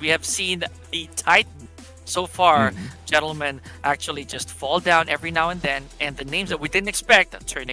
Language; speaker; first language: English; non-native, local second language; Filipino